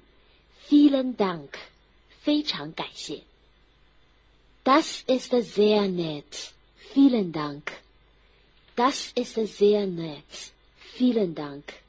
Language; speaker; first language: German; non-native, fluent; Chinese